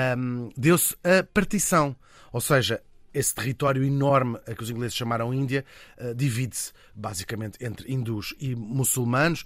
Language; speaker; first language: Portuguese; native; Portuguese